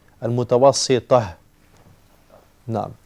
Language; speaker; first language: Arabic; non-native, fluent; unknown